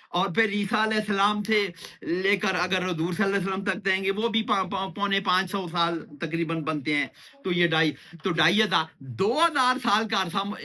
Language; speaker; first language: Urdu; non-native, local second language; Pashto